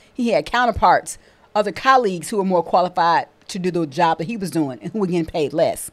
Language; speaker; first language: English; native; English